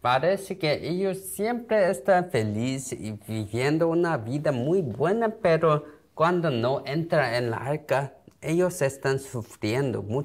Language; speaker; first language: Spanish; non-native, learner; Korean